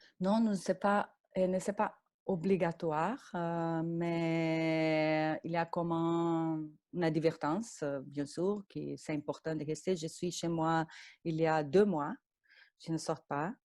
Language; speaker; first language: French; non-native, fluent; Portuguese